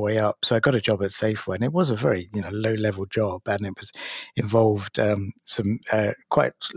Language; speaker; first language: English; native; English